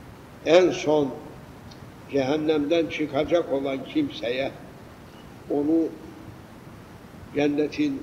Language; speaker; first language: Turkish; native; Turkish